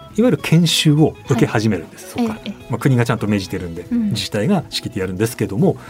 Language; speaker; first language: Japanese; native; Japanese